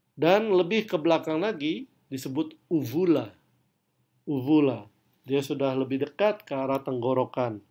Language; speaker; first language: Indonesian; native; Indonesian